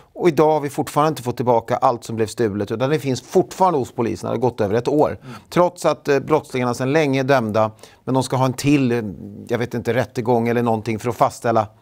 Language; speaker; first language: Swedish; native; Swedish